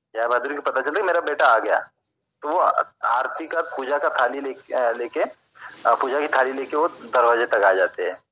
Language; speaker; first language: Hindi; non-native, local second language; Marathi